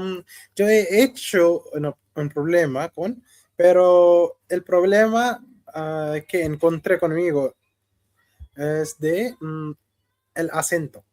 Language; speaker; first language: Spanish; non-native, fluent; Hindi